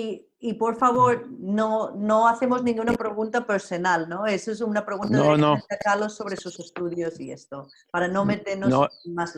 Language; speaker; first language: Spanish; non-native, fluent; English